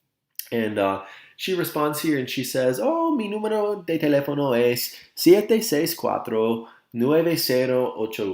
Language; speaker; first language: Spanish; non-native, fluent; English